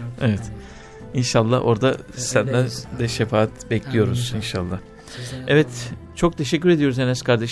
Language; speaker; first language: Turkish; native; Turkish